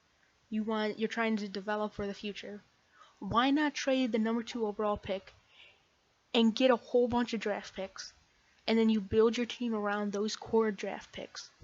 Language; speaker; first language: English; native; English